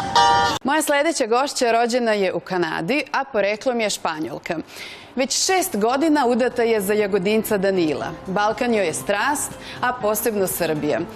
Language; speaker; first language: Bosnian; native; Bosnian